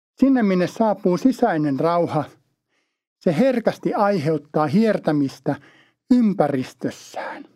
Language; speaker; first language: Finnish; native; Finnish